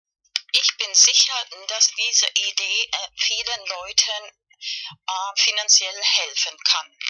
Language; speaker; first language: German; non-native, learner; Spanish